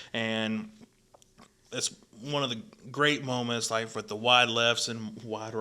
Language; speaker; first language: English; native; English